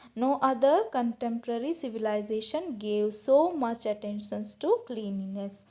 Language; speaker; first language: English; non-native, local second language; Kannada